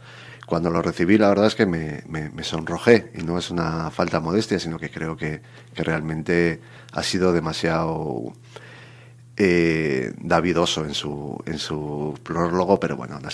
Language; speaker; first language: Spanish; native; Spanish